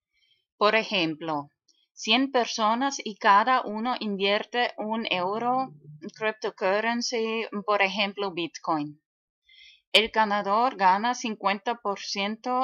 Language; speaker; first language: Spanish; non-native, fluent; German